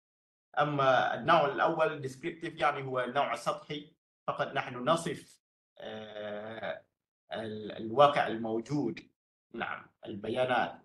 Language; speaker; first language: Arabic; non-native, fluent; Malay